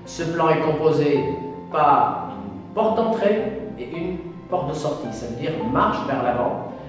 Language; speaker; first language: French; non-native, local second language; Arabic